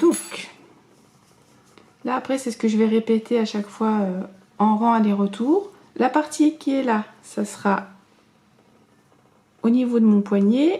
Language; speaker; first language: French; native; French